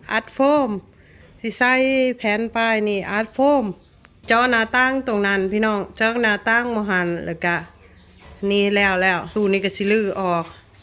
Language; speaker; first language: Thai; native; Thai